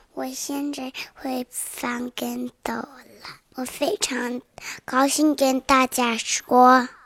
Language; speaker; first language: Chinese; early bilingual, heritage; Chinese